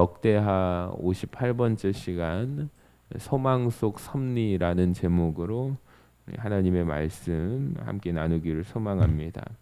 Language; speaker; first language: Korean; native; Korean